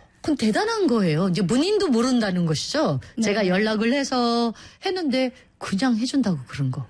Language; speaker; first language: Korean; non-native, fluent; Filipino